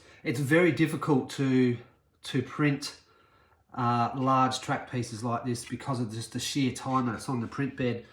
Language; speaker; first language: English; native; English